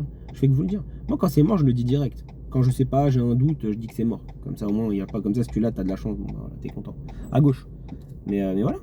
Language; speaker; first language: French; native; French